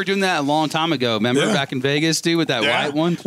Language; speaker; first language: English; native; English